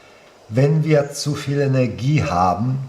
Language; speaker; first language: German; non-native, fluent; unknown